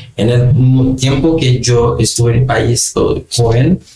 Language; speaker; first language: Spanish; non-native, fluent; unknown